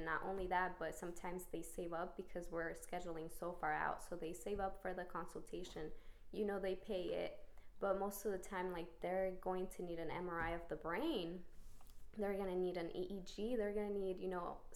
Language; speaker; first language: English; early bilingual, other home language; Spanish